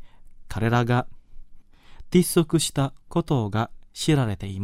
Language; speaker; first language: Japanese; non-native, fluent; Indonesian